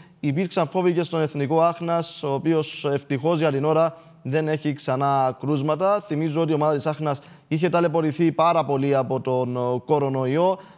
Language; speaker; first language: Greek; native; Greek